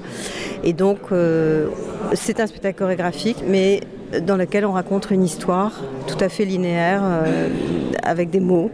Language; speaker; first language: French; native; French